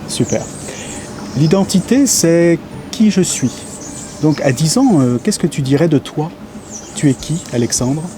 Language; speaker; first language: French; native; French